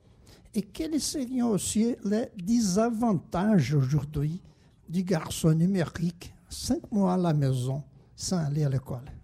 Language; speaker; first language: French; non-native, fluent; Portuguese